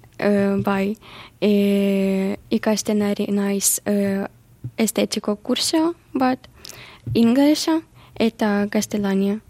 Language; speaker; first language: Basque; non-native, learner; Ukrainian